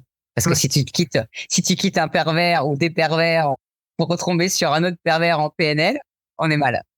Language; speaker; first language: French; native; French